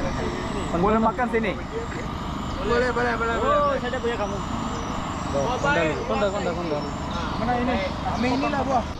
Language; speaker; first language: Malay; non-native, learner; Bangla